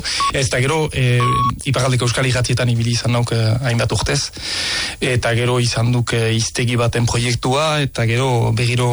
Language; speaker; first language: Basque; native; Basque